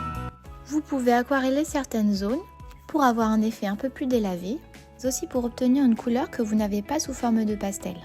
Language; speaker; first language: French; native; French